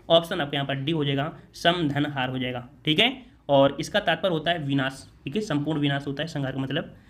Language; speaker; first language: Hindi; native; Hindi